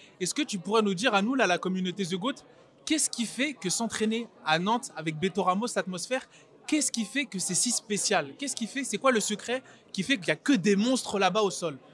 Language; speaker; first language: French; native; French